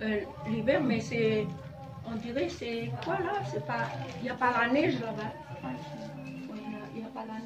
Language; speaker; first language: French; non-native, local second language; Javanese